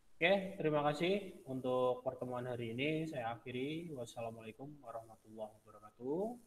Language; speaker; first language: Indonesian; non-native, local second language; Javanese